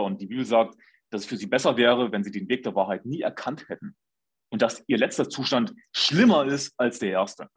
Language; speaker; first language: German; native; German